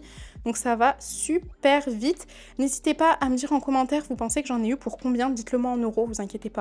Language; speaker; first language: French; native; French